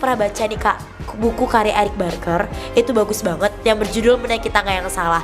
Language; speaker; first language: Indonesian; native; Indonesian